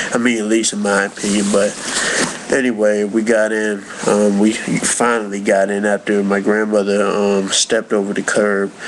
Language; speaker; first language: English; native; English